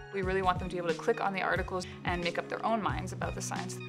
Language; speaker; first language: English; native; English